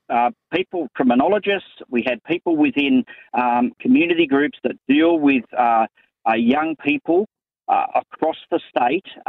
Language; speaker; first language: English; native; English